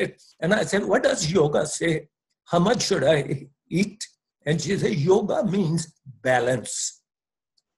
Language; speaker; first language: English; non-native, local second language; Punjabi